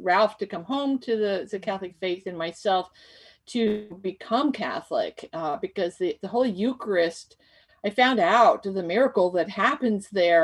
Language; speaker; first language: English; native; English